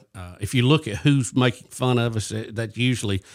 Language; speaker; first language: English; native; English